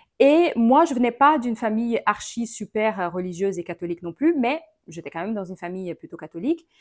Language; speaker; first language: French; non-native, fluent; Portuguese